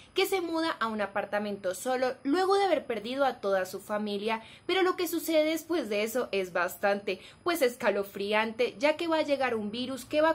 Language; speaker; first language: Spanish; native; Spanish